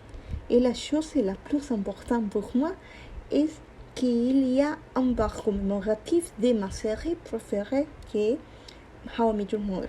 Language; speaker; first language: French; non-native, learner; Spanish